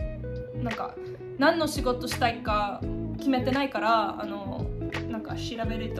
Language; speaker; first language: Japanese; non-native, fluent; English